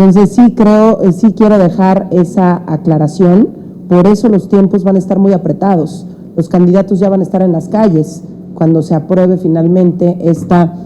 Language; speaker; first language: Spanish; native; Spanish